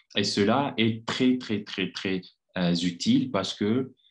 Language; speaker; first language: French; non-native, local second language; Kinyarwanda